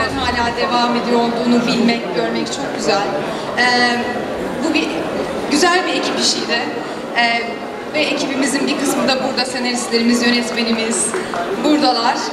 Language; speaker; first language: Turkish; native; Turkish